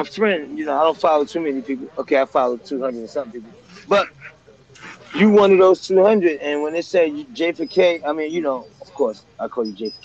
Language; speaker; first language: English; native; English